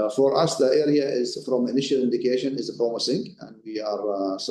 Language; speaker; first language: English; non-native, fluent; Arabic